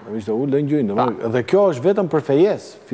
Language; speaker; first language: Albanian; native; Albanian